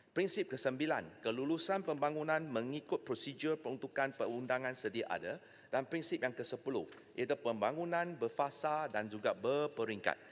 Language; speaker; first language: Malay; non-native, local second language; Chinese